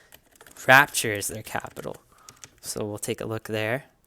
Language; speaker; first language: English; native; English